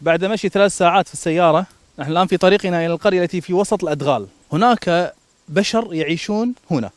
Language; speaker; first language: Arabic; native; Arabic